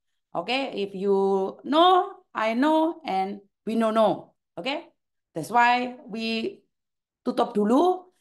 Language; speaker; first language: English; non-native, learner; Javanese